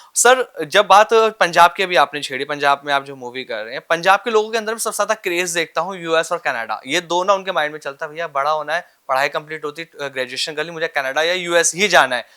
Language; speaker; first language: Hindi; native; Hindi